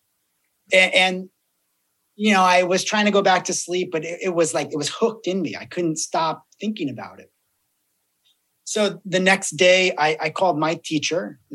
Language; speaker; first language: English; native; English